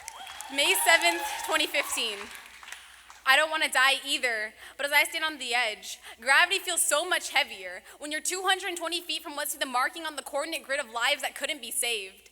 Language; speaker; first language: English; native; English